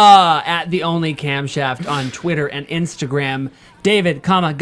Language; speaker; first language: English; native; English